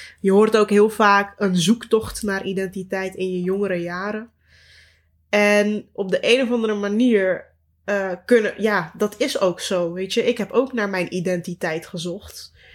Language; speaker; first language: Dutch; early bilingual, other home language; Turkish